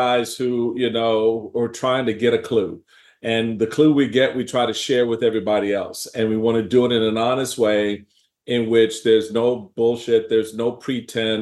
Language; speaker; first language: English; native; English